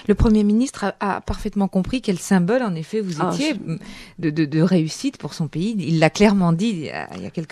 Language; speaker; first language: French; native; French